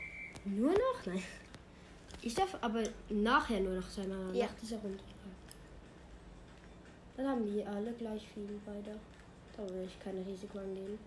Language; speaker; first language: German; native; German